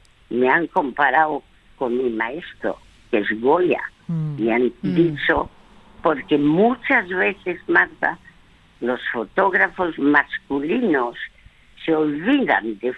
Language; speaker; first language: Spanish; early bilingual, other home language; French